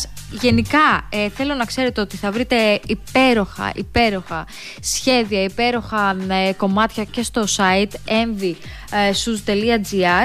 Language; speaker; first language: Greek; native; Greek